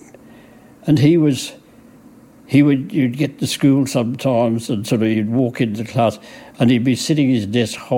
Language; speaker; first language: English; native; English